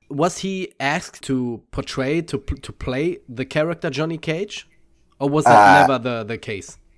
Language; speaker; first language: English; non-native, fluent; German